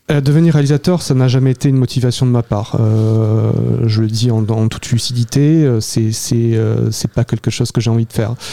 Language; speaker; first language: French; native; French